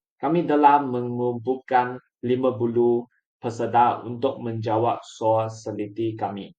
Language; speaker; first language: Malay; non-native, local second language; Chinese